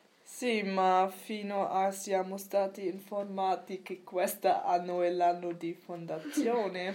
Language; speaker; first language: Italian; non-native, learner; German